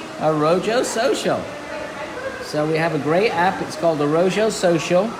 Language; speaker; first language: English; native; English